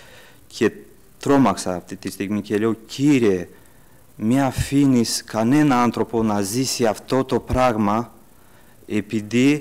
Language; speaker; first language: Greek; early bilingual, heritage; Greek